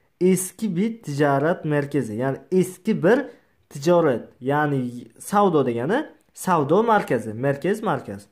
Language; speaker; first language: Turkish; non-native, learner; Uzbek